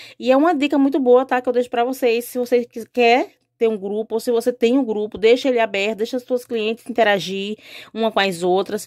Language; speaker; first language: Portuguese; native; Portuguese